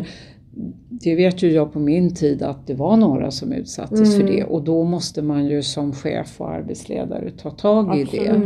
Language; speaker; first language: Swedish; native; Swedish